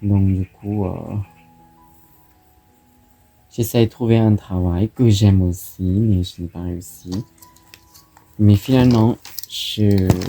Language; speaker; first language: French; non-native, fluent; Thai